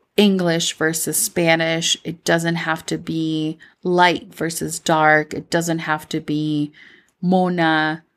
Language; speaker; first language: English; early bilingual, other home language; Spanish